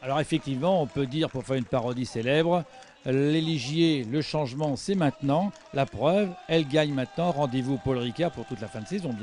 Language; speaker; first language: French; native; French